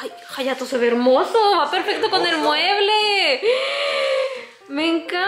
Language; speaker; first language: Spanish; native; Spanish